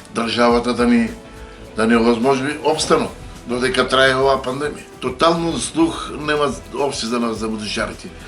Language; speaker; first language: Macedonian; non-native, local second language; Romany